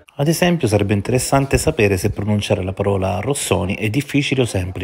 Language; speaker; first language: Italian; native; Italian